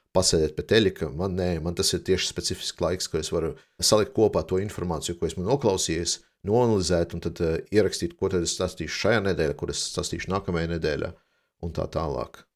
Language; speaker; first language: Latvian; non-native, local second language; Russian